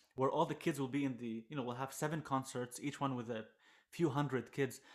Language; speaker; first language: English; non-native, fluent; Arabic